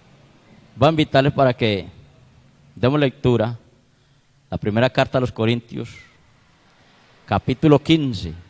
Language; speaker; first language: Spanish; native; Spanish